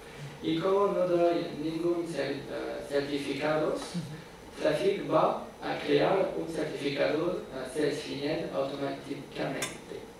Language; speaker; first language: Spanish; non-native, fluent; French